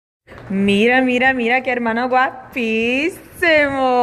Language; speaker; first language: Spanish; non-native, learner; Portuguese